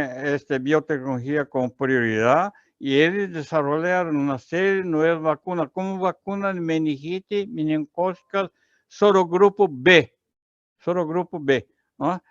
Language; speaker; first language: Spanish; non-native, learner; Portuguese